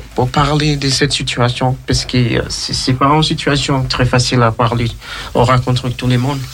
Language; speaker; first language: French; non-native, learner; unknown